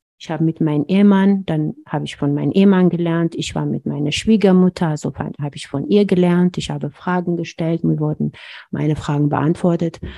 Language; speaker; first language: German; non-native, fluent; Amharic